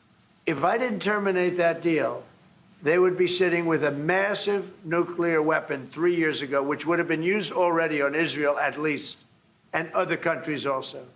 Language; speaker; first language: English; native; English